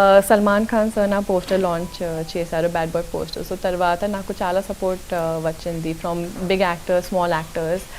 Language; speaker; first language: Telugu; non-native, local second language; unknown